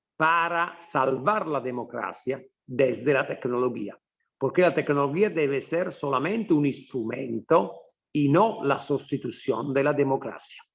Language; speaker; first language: Spanish; non-native, fluent; Italian